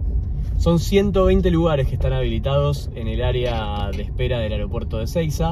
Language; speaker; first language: Spanish; native; Spanish